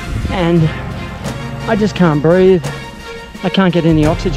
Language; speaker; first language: English; native; English